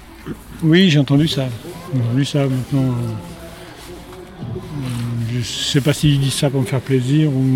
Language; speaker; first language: French; native; French